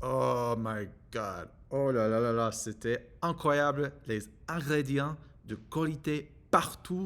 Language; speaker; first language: French; non-native, learner; English